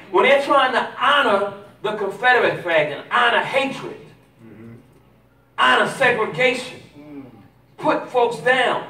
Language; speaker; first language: English; native; English